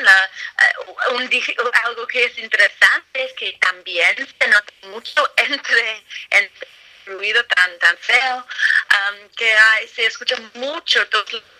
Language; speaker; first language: Spanish; non-native, fluent; English